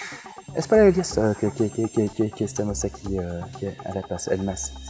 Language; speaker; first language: Spanish; non-native, fluent; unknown